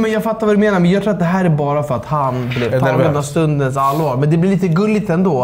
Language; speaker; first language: Swedish; native; Swedish